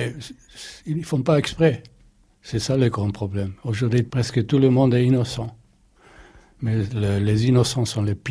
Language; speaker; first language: French; non-native, fluent; German